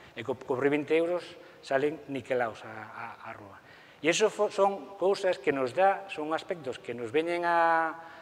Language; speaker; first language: Galician; native; Galician